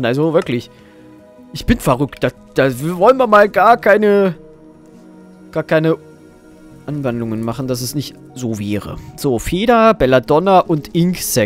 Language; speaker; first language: German; native; German